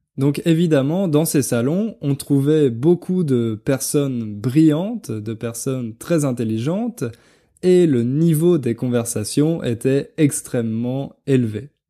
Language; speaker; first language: French; native; French